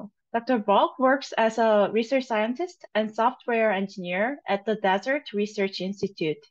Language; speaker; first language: English; non-native, fluent; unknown